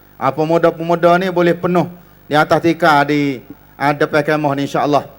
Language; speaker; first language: Malay; native; Malay